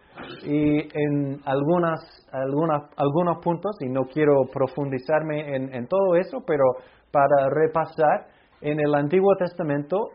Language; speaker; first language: Spanish; non-native, fluent; English